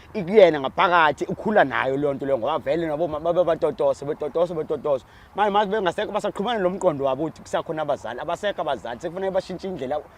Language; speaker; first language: Zulu; native; Zulu